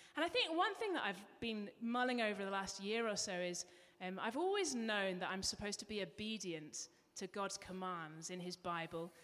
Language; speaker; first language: English; native; English